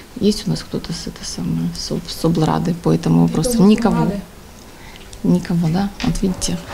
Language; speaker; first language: Russian; native; Russian